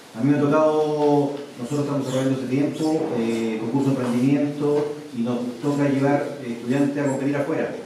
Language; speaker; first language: Spanish; native; Spanish